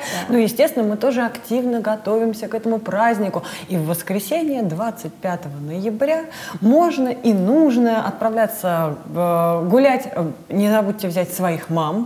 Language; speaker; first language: Russian; native; Russian